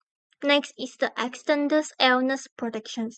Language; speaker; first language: English; non-native, learner; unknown